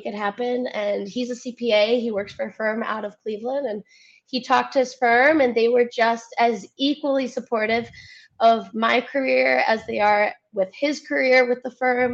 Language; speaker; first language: English; early bilingual, other home language; Spanish